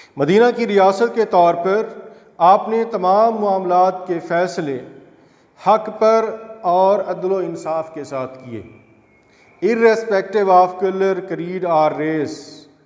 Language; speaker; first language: Urdu; non-native, local second language; Saraiki